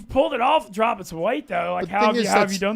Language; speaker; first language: English; native; English